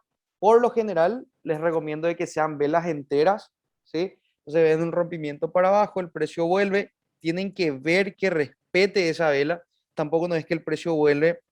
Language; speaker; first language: Spanish; native; Spanish